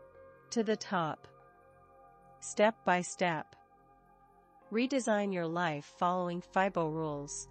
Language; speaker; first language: English; non-native, fluent; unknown